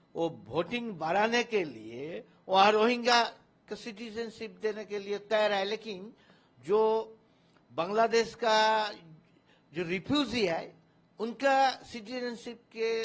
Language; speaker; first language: Hindi; non-native, local second language; Bangla